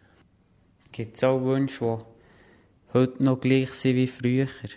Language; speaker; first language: German; native; German